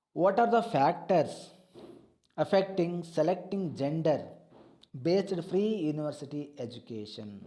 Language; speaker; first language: English; non-native, local second language; Kannada